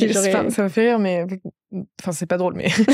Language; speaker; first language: French; native; French